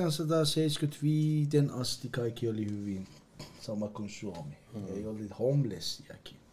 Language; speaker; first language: Finnish; non-native, learner; Persian